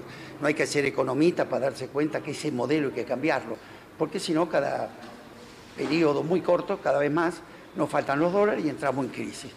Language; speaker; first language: Spanish; native; Spanish